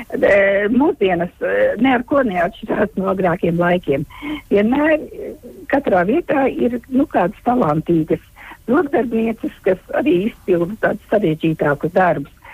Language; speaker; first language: Latvian; native; Latvian